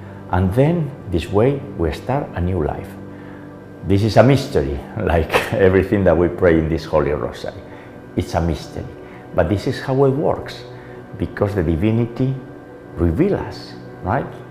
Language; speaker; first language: English; non-native, fluent; Spanish